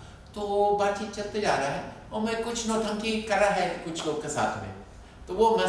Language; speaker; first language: Hindi; non-native, fluent; English